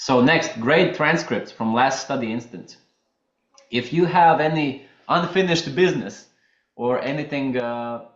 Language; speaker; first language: English; non-native, fluent; Latvian